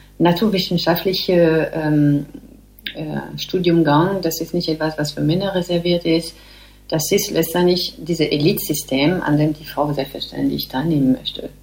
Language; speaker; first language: German; non-native, fluent; French